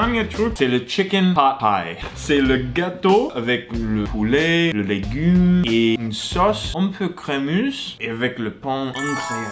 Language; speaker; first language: French; non-native, learner; English